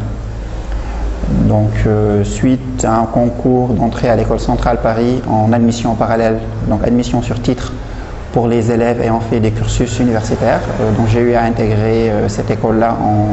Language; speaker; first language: French; non-native, local second language; Wolof